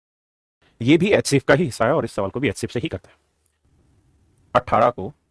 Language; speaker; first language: Hindi; native; Hindi